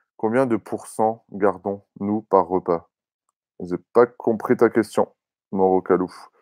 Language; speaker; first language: French; native; French